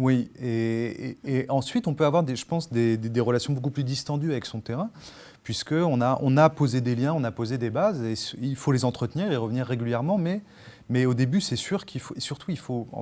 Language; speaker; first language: French; native; French